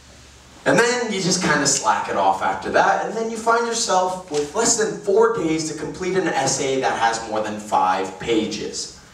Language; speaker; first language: English; native; English